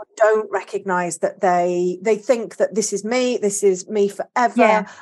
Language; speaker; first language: English; native; English